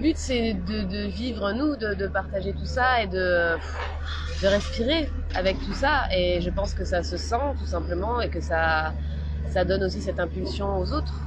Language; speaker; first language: French; native; French